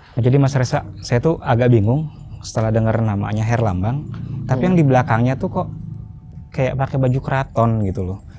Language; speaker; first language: Indonesian; native; Indonesian